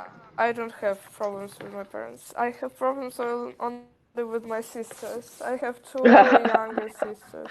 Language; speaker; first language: English; non-native, learner; Russian